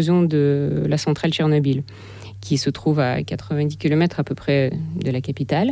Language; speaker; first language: French; non-native, fluent; Russian